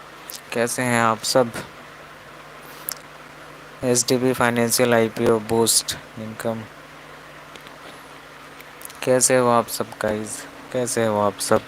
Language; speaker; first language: Hindi; non-native, local second language; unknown